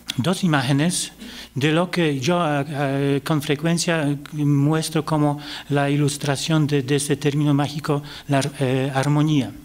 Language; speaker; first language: Spanish; non-native, fluent; Polish